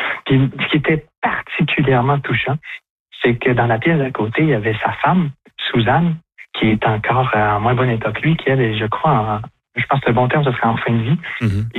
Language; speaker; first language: French; native; French